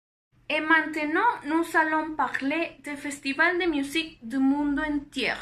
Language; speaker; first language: French; non-native, learner; Spanish